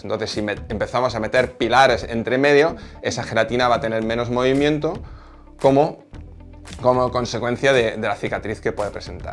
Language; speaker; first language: Spanish; native; Spanish